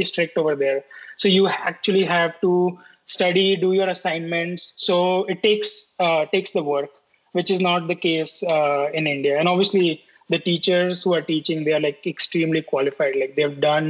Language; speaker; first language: English; non-native, local second language; Hindi